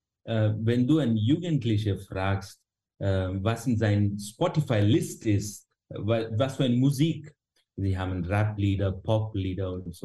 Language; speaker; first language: German; non-native, fluent; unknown